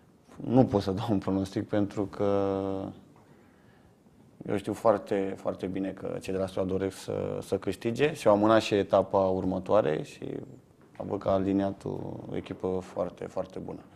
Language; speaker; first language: Romanian; native; Romanian